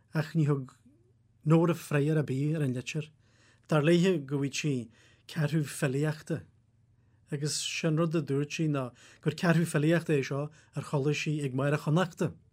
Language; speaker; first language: Irish; native; Irish